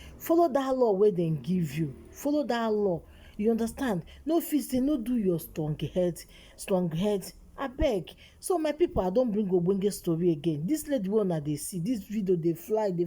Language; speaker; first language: Nigerian Pidgin; non-native, local second language; Igbo